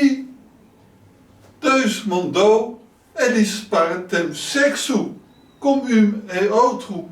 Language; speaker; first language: Portuguese; non-native, learner; Dutch